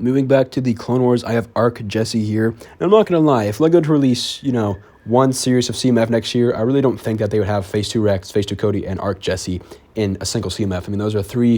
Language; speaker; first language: English; native; English